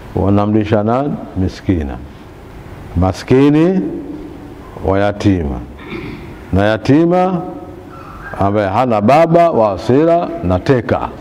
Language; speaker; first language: Swahili; native; Swahili